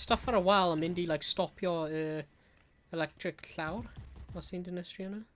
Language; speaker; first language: Welsh; native; Welsh